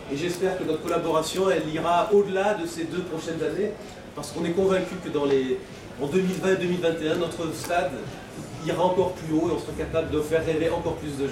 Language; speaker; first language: French; native; French